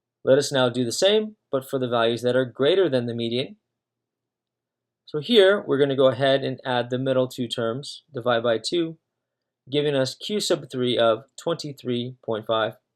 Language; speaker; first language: English; native; English